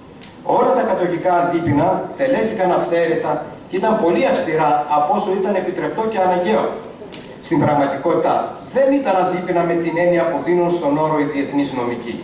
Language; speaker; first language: Greek; native; Greek